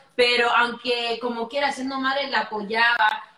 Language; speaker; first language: Spanish; early bilingual, heritage; Spanish